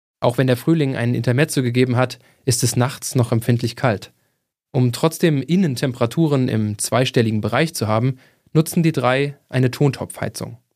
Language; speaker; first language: German; native; German